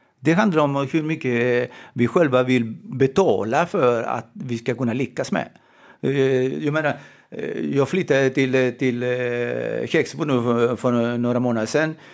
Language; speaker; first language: Swedish; non-native, fluent; Spanish